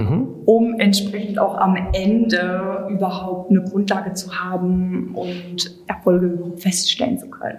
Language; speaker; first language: German; native; German